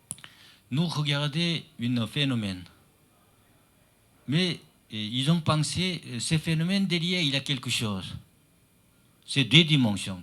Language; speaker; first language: French; non-native, learner; Chinese